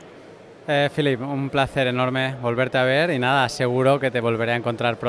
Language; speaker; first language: Spanish; native; Spanish